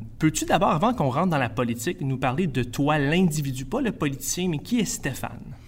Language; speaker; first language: French; native; French